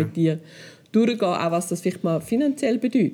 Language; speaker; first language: German; native; German